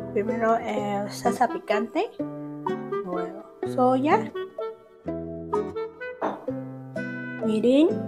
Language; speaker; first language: Spanish; non-native, learner; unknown